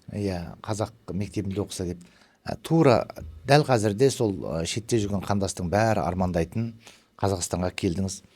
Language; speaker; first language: Kazakh; early bilingual, heritage; Kazakh